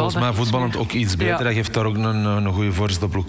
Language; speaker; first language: Dutch; native; Dutch